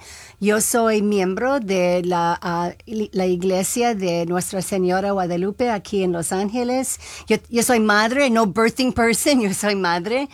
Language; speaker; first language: Spanish; non-native, local second language; English